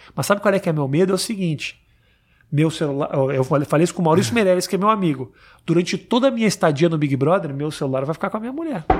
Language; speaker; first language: Portuguese; native; Portuguese